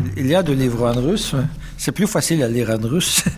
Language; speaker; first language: French; non-native, fluent; Russian